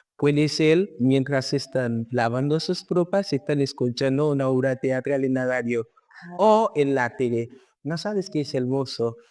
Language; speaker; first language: Spanish; non-native, fluent; Haitian Creole